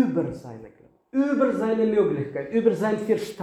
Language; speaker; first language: German; non-native, learner; Russian